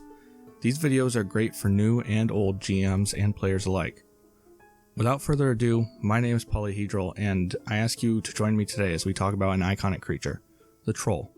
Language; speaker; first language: English; native; English